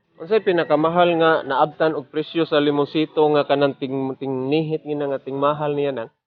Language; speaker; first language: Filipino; non-native, local second language; Cebuano